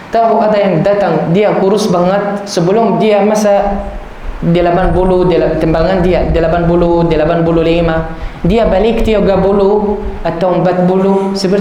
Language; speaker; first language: Indonesian; non-native, learner; Arabic